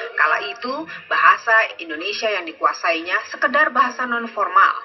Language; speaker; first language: Indonesian; native; Indonesian